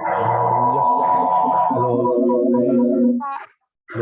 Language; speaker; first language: English; non-native, learner; Indonesian